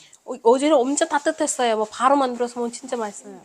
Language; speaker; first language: Korean; non-native, learner; Malayalam